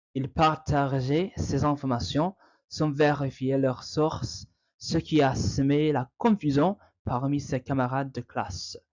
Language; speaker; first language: French; non-native, learner; English